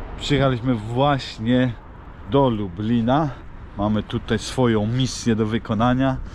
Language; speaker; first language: Polish; non-native, fluent; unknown